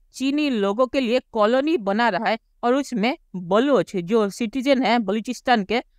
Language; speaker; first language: Hindi; native; Hindi